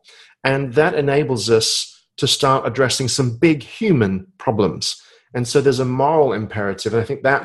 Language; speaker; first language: English; native; English